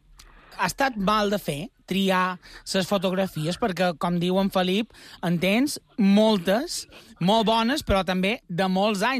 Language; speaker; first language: Catalan; native; Catalan